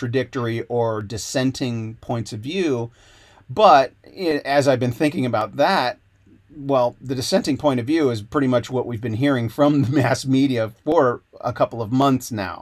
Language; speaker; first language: English; native; English